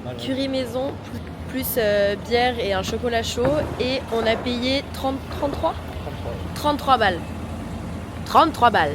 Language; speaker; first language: French; native; French